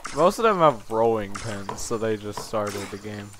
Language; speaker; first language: English; native; English